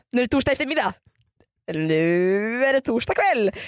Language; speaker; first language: Swedish; early bilingual, other home language; Russian